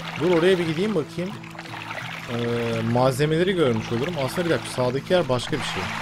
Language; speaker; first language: Turkish; native; Turkish